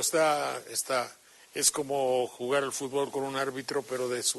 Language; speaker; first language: Spanish; native; Spanish